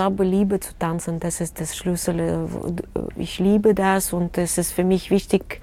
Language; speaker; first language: German; non-native, learner; Russian